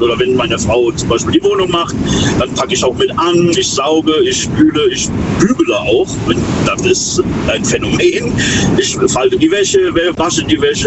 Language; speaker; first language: German; native; German